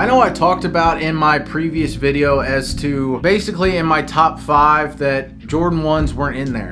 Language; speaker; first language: English; native; English